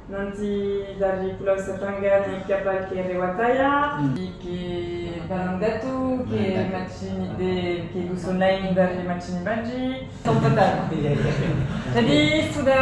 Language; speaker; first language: Indonesian; non-native, learner; French